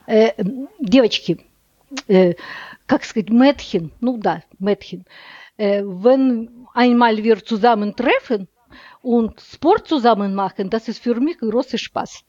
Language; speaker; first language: German; non-native, learner; Russian